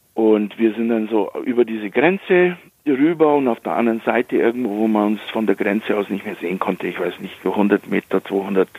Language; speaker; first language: German; early bilingual, heritage; Slovak